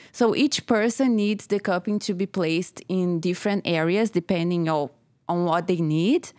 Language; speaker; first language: English; non-native, fluent; Portuguese